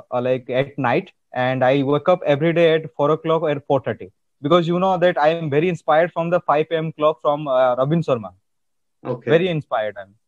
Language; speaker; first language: English; non-native, local second language; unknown